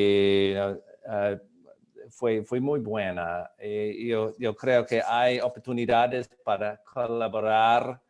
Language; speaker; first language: Spanish; non-native, fluent; English